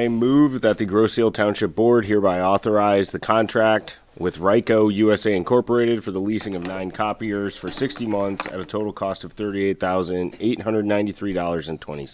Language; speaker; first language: English; native; English